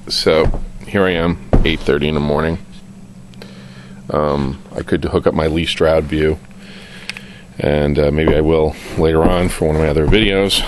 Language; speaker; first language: English; native; English